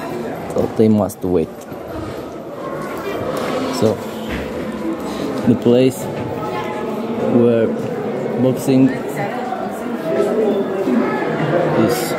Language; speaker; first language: English; non-native, learner; Romanian